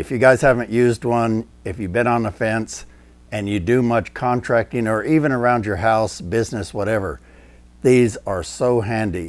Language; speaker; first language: English; native; English